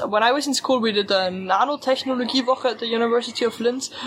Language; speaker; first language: English; early bilingual, other home language; German